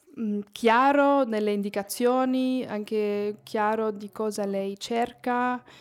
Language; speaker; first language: Italian; native; Italian